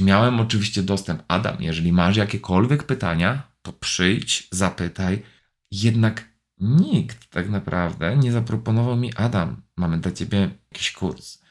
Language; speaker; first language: Polish; native; Polish